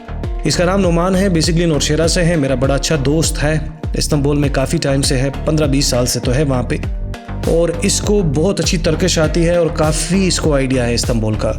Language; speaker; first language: Urdu; non-native, local second language; Pashto